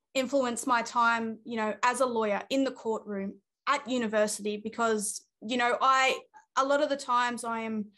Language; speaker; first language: English; native; English